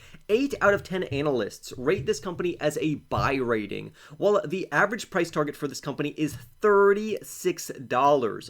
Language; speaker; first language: English; native; English